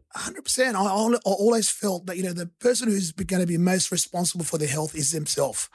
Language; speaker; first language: English; early bilingual, other home language; Arabic